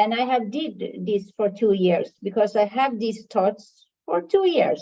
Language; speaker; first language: English; non-native, fluent; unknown